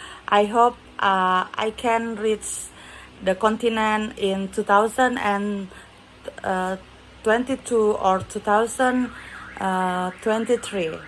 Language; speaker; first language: English; non-native, learner; Indonesian